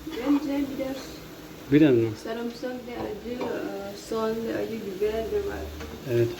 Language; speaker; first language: Turkish; non-native, learner; Lao